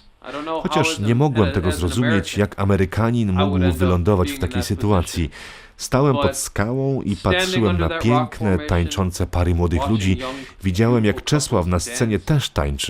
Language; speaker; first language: Polish; non-native, fluent; English